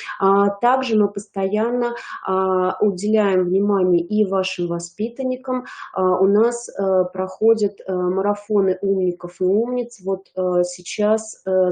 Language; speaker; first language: Russian; native; Russian